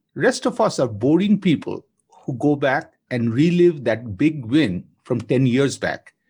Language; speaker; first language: English; non-native, local second language; Bangla